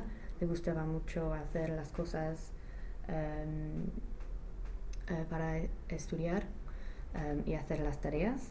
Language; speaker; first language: Spanish; non-native, learner; English